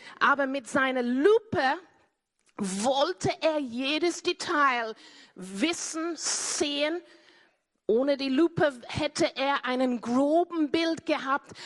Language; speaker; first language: German; non-native, fluent; English